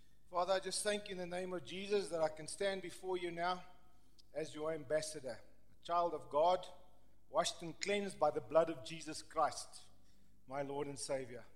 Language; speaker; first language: English; early bilingual, other home language; Afrikaans